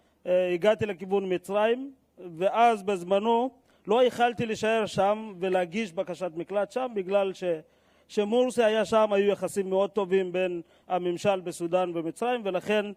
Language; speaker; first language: Hebrew; non-native, fluent; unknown